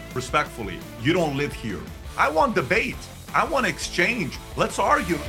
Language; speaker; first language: English; early bilingual, other home language; Persian